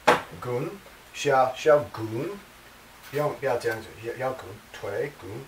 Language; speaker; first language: Chinese; non-native, learner; English